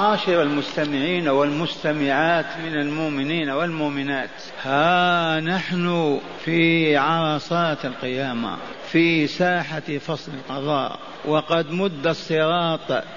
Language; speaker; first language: Arabic; native; Arabic